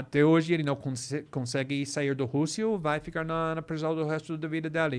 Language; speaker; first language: Portuguese; non-native, fluent; English